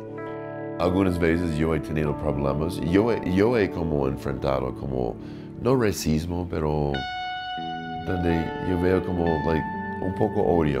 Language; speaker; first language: Spanish; non-native, learner; English